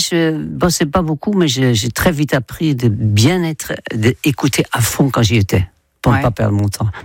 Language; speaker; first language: French; non-native, fluent; Dutch